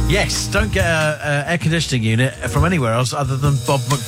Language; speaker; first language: English; native; English